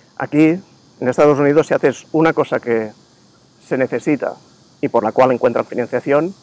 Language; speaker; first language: Spanish; native; Spanish